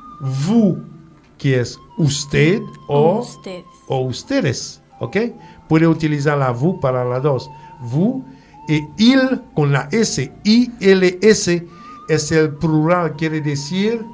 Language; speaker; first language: Spanish; non-native, fluent; French